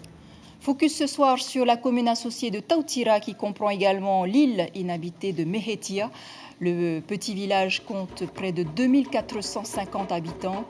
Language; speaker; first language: French; native; French